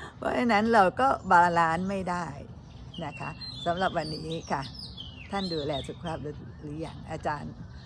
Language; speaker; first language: Thai; native; Thai